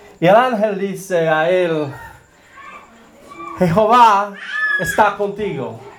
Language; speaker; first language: Spanish; non-native, learner; English